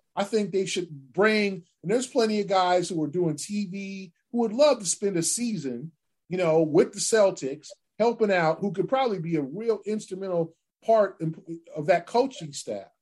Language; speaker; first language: English; native; English